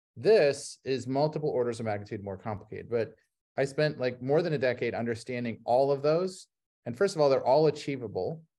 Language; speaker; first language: English; native; English